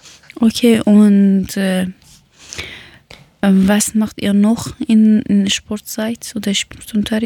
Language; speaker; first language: German; non-native, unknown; Persian